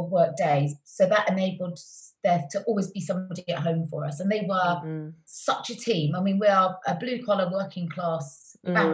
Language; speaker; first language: English; native; English